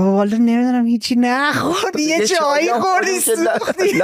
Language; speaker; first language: Persian; native; Persian